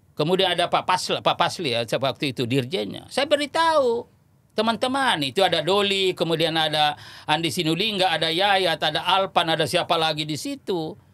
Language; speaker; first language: Indonesian; non-native, local second language; Buginese